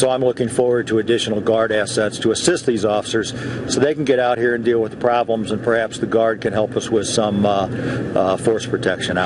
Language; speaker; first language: English; native; English